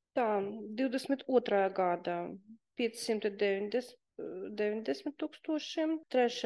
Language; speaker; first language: Latvian; non-native, local second language; Russian